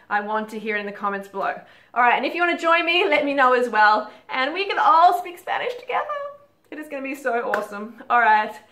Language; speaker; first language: English; native; English